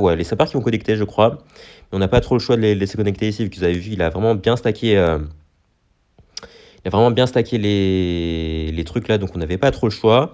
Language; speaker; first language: French; native; French